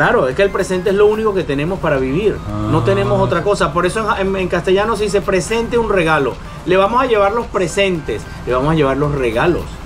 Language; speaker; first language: Spanish; native; Spanish